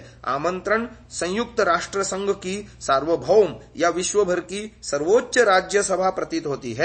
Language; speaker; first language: Hindi; native; Hindi